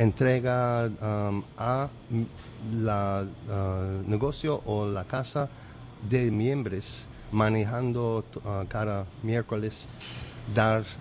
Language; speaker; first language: Spanish; non-native, learner; English